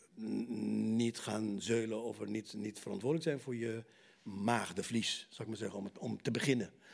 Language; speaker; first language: Dutch; non-native, fluent; Arabic